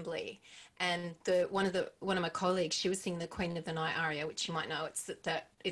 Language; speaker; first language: English; native; English